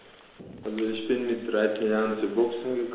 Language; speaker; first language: German; early bilingual, other home language; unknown